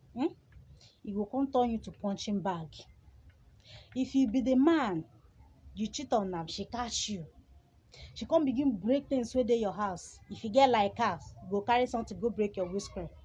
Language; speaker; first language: Nigerian Pidgin; non-native, local second language; Igbo